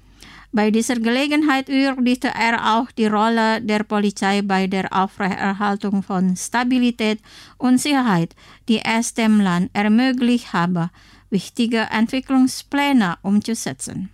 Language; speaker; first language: German; non-native, fluent; Indonesian